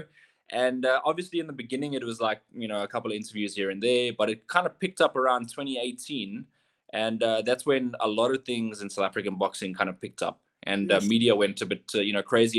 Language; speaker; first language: English; native; English